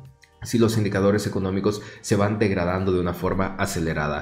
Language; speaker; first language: Spanish; native; Spanish